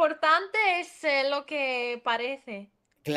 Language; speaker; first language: Spanish; non-native, fluent; Greek